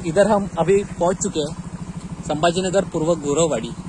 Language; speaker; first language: Hindi; non-native, local second language; Marathi